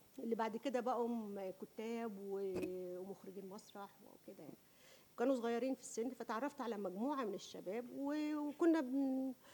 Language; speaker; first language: Arabic; native; Arabic